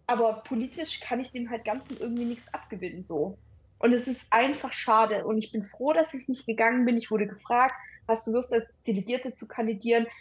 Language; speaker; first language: German; early bilingual, other home language; Italian